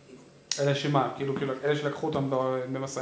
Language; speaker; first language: Hebrew; native; Hebrew